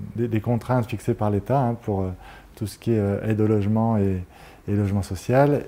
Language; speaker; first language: French; native; French